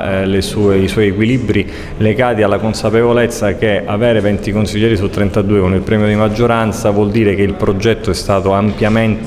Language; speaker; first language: Italian; native; Italian